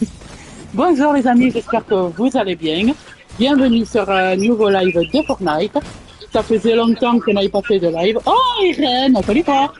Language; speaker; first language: French; native; French